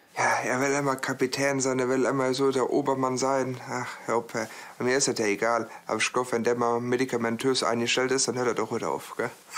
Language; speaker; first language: German; native; German